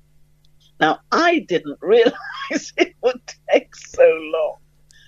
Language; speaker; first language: English; native; English